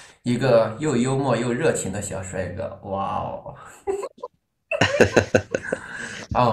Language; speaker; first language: Chinese; native; Chinese